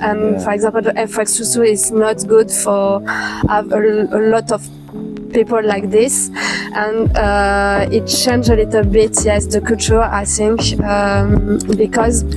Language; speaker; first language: English; non-native, fluent; French